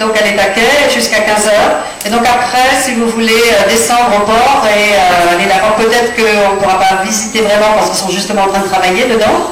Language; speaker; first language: French; native; French